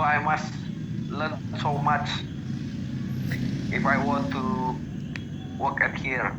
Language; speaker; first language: English; non-native, learner; Indonesian